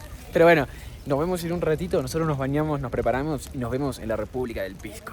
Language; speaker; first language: Spanish; native; Spanish